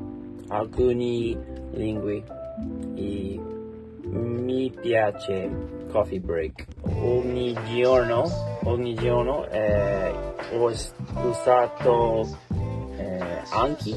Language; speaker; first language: Italian; non-native, learner; English